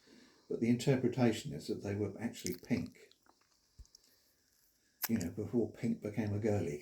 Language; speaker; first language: English; native; English